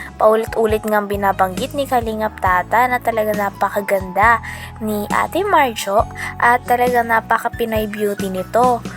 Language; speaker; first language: Filipino; native; Filipino